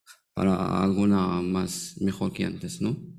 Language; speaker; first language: Spanish; non-native, learner; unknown